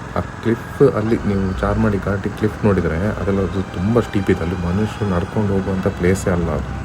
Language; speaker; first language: Kannada; non-native, local second language; Tulu